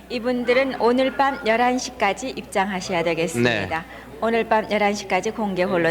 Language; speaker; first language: Korean; native; Korean